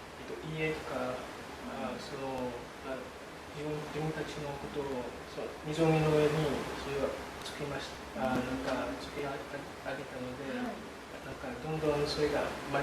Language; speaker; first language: Japanese; non-native, learner; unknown